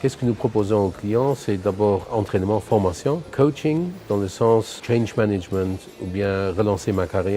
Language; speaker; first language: French; non-native, local second language; Luxembourgish